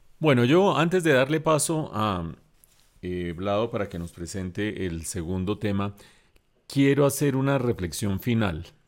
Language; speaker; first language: Spanish; native; Spanish